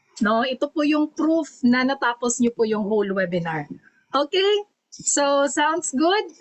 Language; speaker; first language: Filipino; non-native, local second language; Cebuano